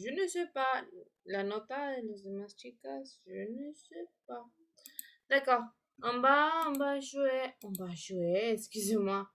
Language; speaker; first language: French; non-native, fluent; Spanish